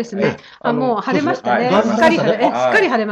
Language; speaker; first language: Japanese; native; Japanese